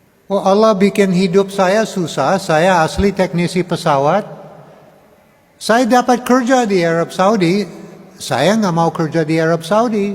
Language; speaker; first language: Indonesian; non-native, learner; English